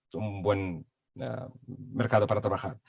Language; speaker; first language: Spanish; non-native, fluent; Portuguese